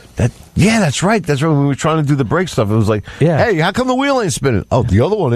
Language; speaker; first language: English; native; English